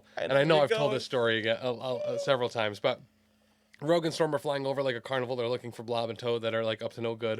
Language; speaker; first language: English; native; English